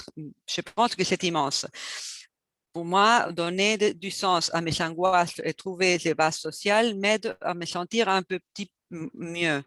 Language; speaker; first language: French; non-native, fluent; Spanish